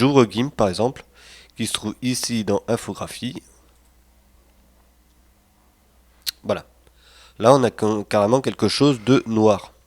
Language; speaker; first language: French; native; French